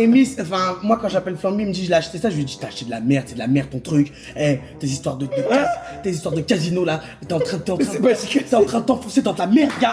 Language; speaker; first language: French; native; French